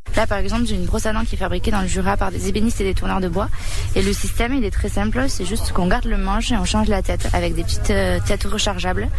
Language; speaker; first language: French; early bilingual, other home language; Spanish